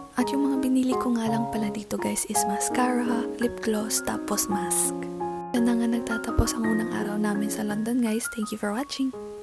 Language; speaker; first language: Filipino; non-native, local second language; Iloko